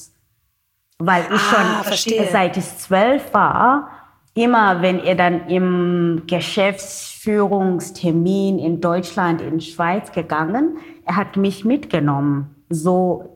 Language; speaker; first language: German; non-native, learner; Xhosa